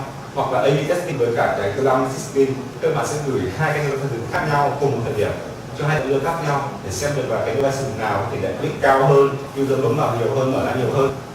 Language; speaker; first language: Vietnamese; native; Vietnamese